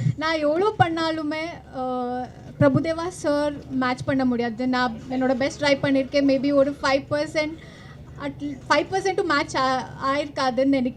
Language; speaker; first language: Tamil; non-native, fluent; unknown